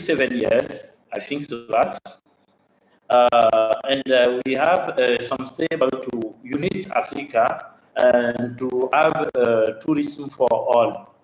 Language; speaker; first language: English; non-native, learner; French